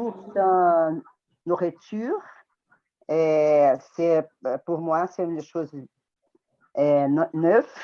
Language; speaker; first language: French; non-native, learner; Portuguese